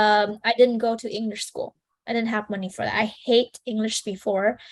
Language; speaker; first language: English; non-native, fluent; Vietnamese